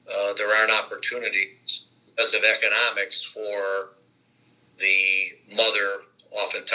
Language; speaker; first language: English; native; English